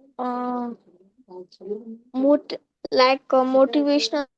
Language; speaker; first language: English; non-native, learner; Hindi